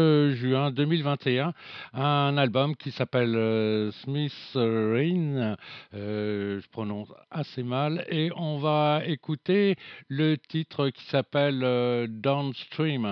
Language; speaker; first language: French; native; French